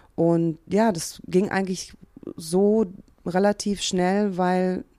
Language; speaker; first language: German; early bilingual, other home language; Hungarian